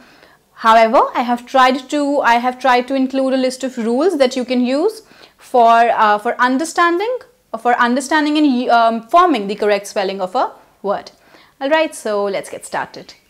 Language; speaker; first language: English; non-native, local second language; Hindi